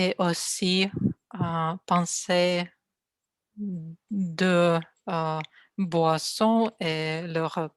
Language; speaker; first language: French; non-native, learner; Russian